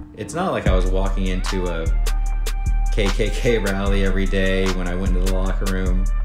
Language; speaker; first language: English; native; English